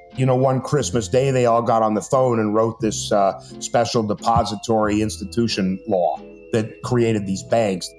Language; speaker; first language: English; native; English